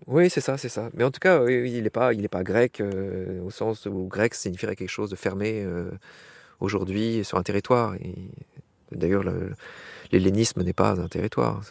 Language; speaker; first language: French; native; French